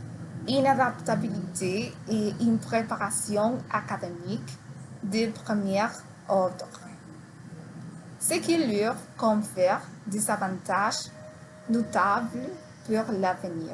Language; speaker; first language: French; non-native, learner; Spanish